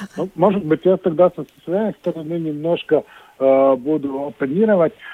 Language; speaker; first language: Russian; non-native, local second language; Latvian